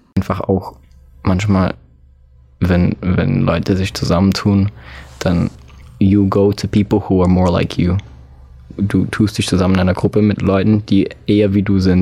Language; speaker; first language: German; non-native, fluent; English